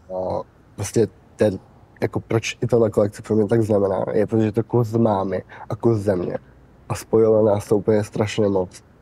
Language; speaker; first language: Czech; early bilingual, heritage; Czech